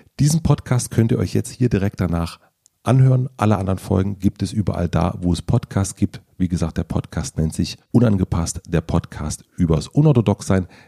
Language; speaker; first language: German; native; German